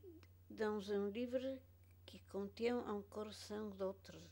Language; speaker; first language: French; non-native, fluent; Polish